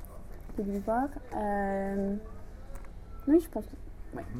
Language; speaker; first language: French; non-native, learner; English